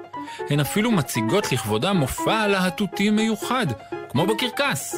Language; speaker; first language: Hebrew; native; Hebrew